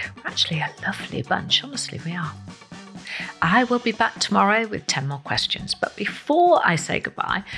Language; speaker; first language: English; native; English